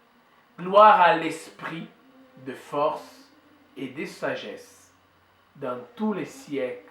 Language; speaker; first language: French; native; French